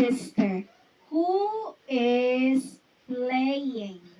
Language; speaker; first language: English; non-native, fluent; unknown